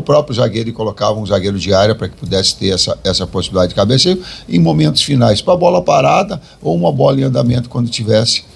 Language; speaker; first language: Portuguese; native; Portuguese